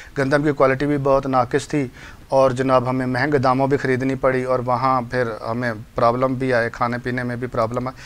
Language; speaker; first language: Urdu; non-native, local second language; Punjabi